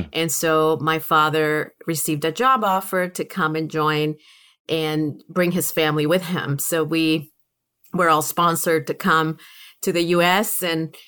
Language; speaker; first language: English; early bilingual, other home language; Spanish